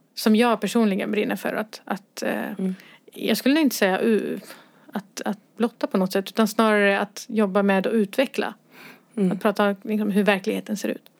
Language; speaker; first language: Swedish; early bilingual, other home language; Arabic